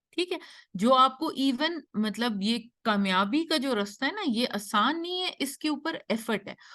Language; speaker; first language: Urdu; native; Urdu